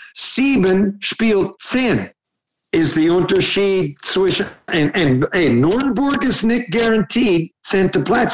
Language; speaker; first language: German; non-native, learner; English